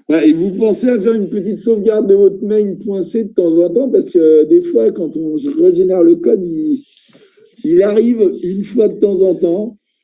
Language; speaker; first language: French; native; French